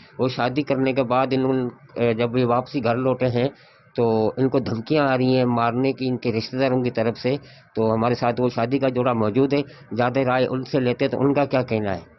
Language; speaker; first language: Urdu; non-native, local second language; Sindhi